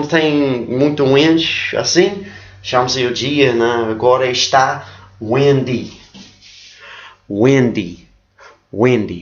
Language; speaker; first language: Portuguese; non-native, fluent; English